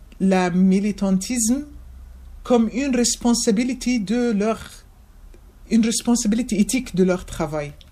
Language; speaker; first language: French; non-native, fluent; Arabic